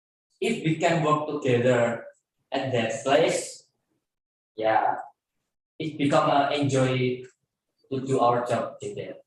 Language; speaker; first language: English; non-native, learner; Indonesian